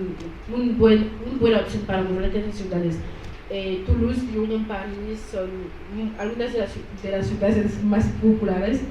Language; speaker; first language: Spanish; non-native, learner; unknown